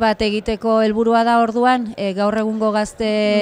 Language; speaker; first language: Basque; native; Basque